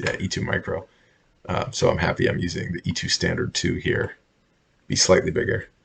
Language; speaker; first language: English; native; English